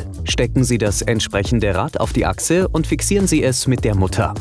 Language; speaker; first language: German; native; German